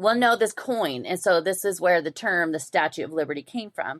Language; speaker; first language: English; native; English